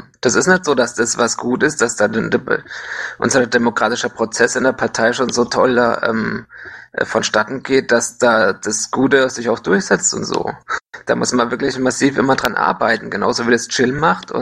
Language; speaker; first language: German; native; German